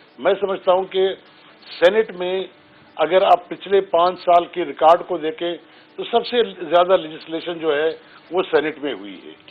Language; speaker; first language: Urdu; non-native, local second language; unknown